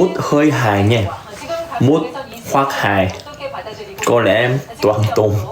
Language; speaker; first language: Vietnamese; non-native, learner; Korean